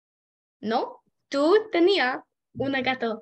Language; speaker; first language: Spanish; non-native, learner; English